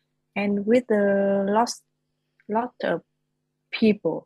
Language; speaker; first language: English; non-native, learner; Vietnamese